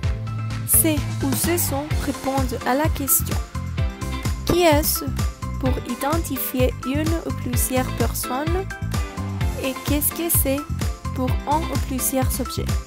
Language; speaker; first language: French; non-native, learner; Spanish